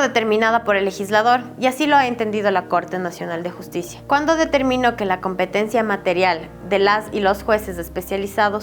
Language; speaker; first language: Spanish; native; Spanish